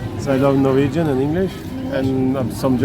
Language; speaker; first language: English; non-native, fluent; Norwegian